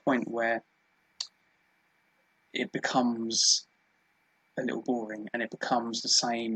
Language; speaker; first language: English; native; English